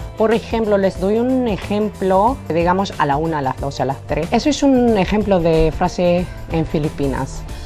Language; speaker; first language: Spanish; non-native, fluent; Filipino